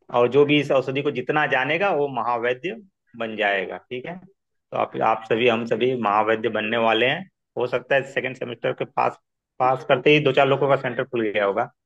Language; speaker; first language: Hindi; non-native, local second language; Marathi